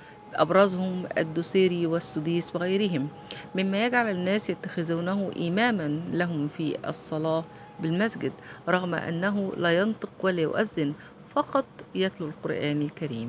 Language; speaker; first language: Arabic; native; Arabic